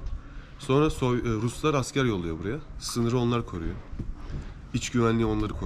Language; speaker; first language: Turkish; native; Turkish